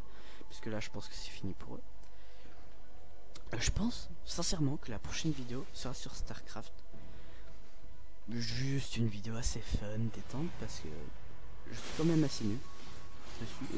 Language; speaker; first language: French; native; French